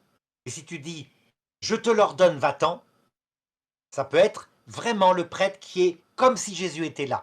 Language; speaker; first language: French; native; French